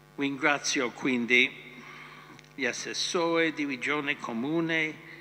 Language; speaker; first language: Italian; non-native, fluent; English